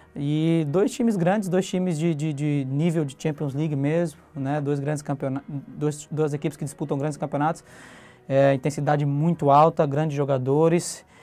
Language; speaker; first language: Portuguese; native; Portuguese